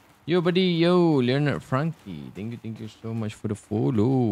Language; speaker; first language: English; non-native, local second language; Malay